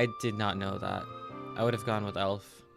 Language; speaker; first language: English; native; English